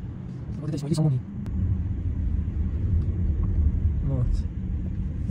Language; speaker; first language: Russian; non-native, learner; Tajik